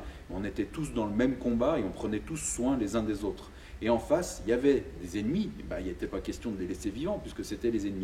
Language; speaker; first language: French; native; French